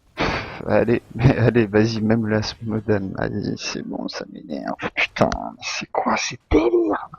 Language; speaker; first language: French; native; French